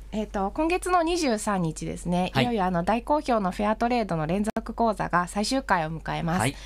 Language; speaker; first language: Japanese; native; Japanese